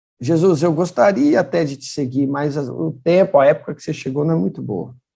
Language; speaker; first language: Portuguese; native; Portuguese